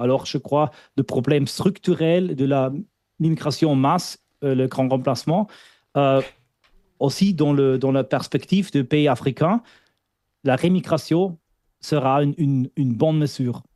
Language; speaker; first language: French; non-native, fluent; German